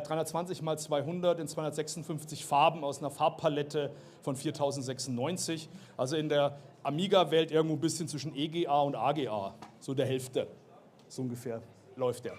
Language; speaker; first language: German; native; German